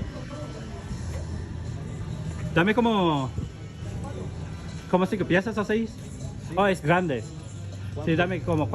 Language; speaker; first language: Spanish; non-native, learner; Filipino